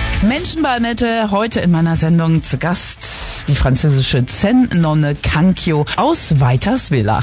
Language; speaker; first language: German; native; German